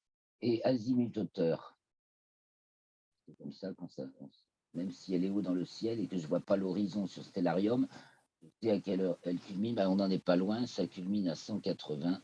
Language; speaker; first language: French; native; French